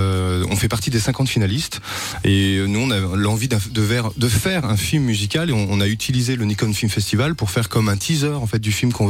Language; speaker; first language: French; native; French